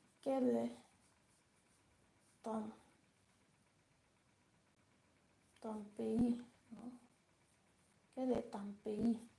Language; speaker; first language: French; non-native, learner; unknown